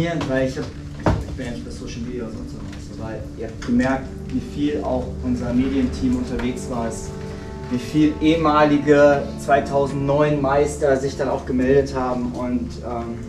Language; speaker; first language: German; native; German